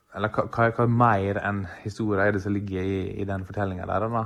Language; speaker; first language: Norwegian; native; Norwegian